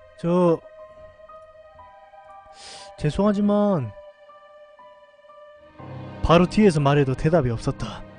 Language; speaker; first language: Korean; native; Korean